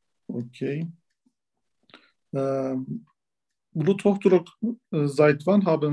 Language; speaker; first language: German; non-native, learner; Turkish